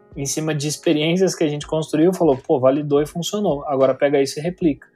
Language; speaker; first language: Portuguese; native; Portuguese